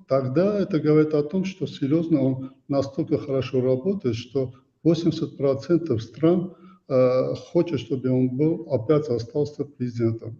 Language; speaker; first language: Russian; non-native, fluent; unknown